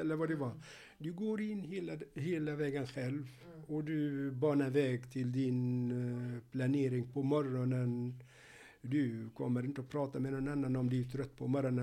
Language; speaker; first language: Swedish; non-native, fluent; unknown